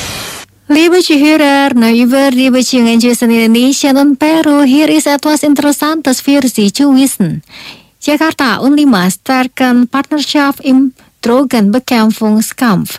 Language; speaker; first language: German; non-native, learner; Indonesian